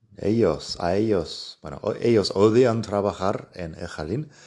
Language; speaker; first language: Spanish; non-native, fluent; English